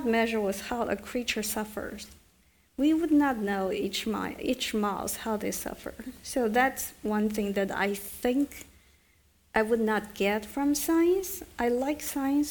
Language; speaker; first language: English; non-native, fluent; Chinese